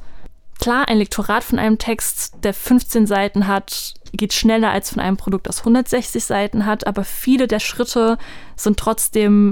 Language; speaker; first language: German; native; German